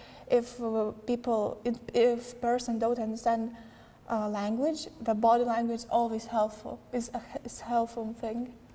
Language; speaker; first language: English; non-native, learner; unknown